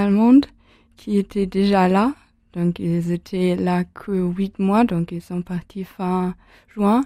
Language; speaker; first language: French; non-native, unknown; German